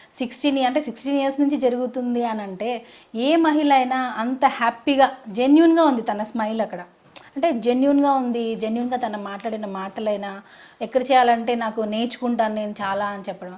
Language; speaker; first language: Telugu; native; Telugu